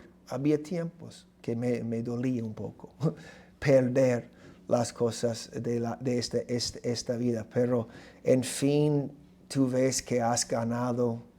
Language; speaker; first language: Spanish; non-native, fluent; English